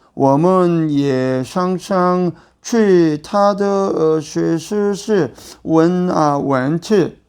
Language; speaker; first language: Chinese; non-native, learner; Korean